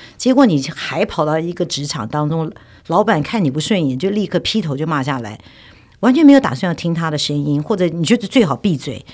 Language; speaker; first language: Chinese; native; Chinese